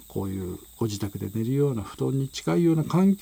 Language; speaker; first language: Japanese; native; Japanese